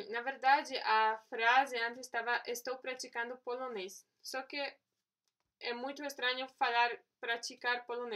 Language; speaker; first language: Portuguese; non-native, fluent; Polish